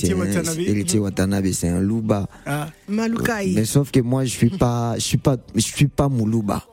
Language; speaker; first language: French; non-native, local second language; Lingala